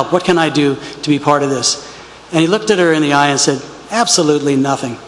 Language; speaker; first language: English; native; English